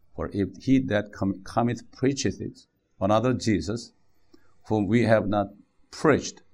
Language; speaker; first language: English; non-native, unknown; Korean